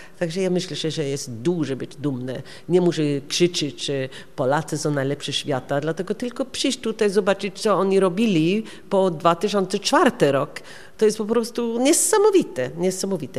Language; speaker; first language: Polish; non-native, learner; Norwegian